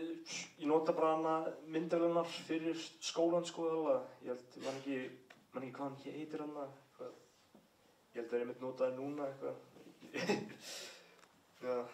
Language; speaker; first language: Icelandic; early bilingual, heritage; English